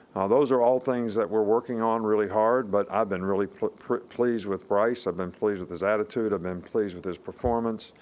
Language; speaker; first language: English; native; English